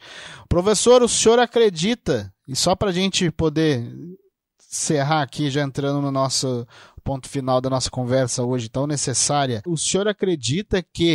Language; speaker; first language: Portuguese; native; Portuguese